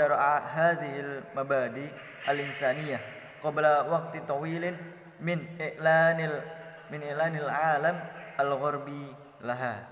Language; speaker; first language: Arabic; non-native, learner; Indonesian